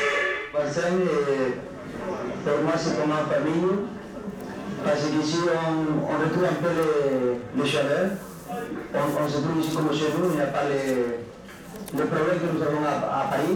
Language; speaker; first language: French; non-native, fluent; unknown